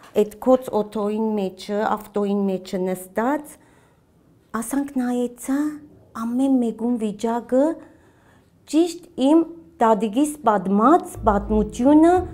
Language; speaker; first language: Armenian; early bilingual, heritage; Armenian